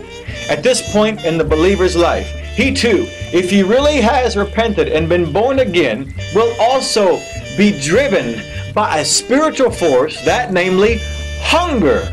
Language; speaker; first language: English; native; English